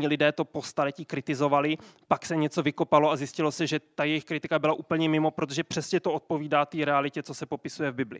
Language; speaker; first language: Czech; native; Czech